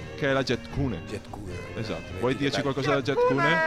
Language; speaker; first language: Italian; native; Italian